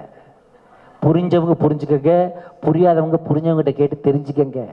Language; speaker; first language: Tamil; native; Tamil